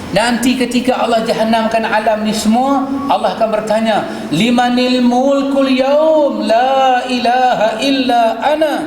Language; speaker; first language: Malay; native; Malay